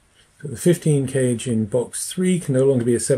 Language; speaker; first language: English; native; English